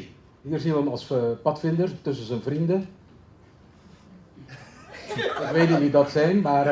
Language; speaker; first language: Dutch; non-native, local second language; Papiamento